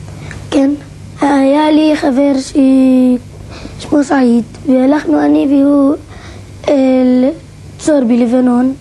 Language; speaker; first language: Hebrew; non-native, local second language; Arabic